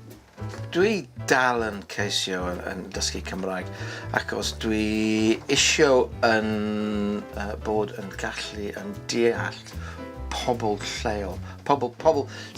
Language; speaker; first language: Welsh; non-native, learner; English